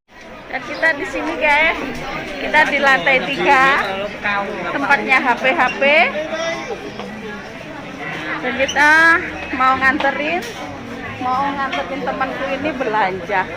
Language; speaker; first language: Indonesian; non-native, local second language; Javanese